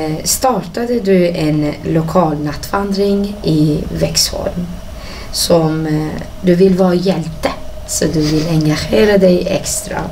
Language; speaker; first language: Swedish; non-native, fluent; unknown